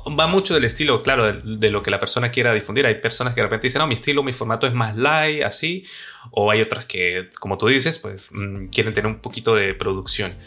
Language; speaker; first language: Spanish; native; Spanish